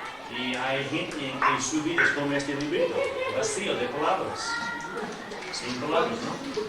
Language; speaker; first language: Spanish; non-native, fluent; English